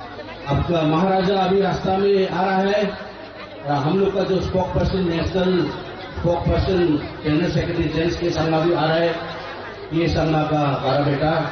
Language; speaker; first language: Hindi; non-native, local second language; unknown